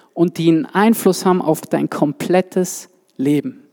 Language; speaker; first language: German; native; German